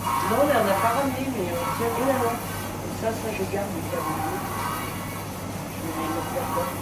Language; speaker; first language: French; native; French